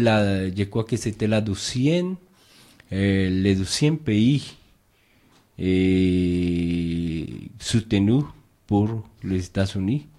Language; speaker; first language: French; non-native, fluent; Spanish